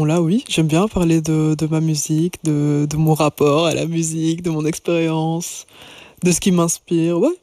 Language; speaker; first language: French; native; French